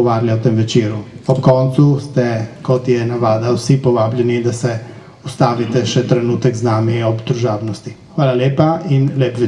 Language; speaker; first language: Slovenian; native; Slovenian